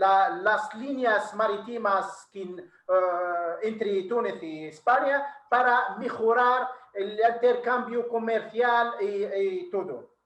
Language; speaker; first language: Spanish; non-native, fluent; Arabic